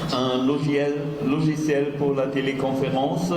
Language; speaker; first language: French; non-native, fluent; German